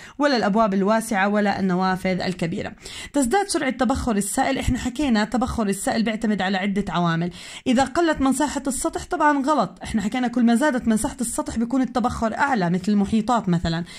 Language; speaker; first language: Arabic; native; Arabic